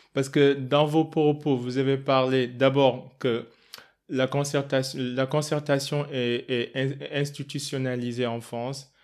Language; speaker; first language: French; non-native, local second language; Wolof